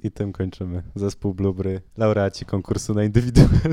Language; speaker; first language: Polish; native; Polish